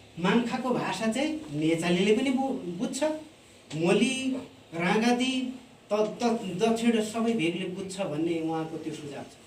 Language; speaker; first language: Nepali; non-native, local second language; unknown